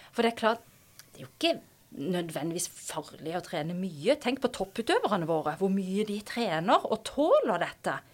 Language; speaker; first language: Norwegian; native; Norwegian